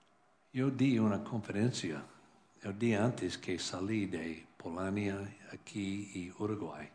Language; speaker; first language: Spanish; non-native, learner; English